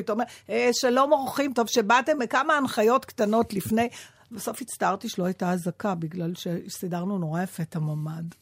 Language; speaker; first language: Hebrew; native; Hebrew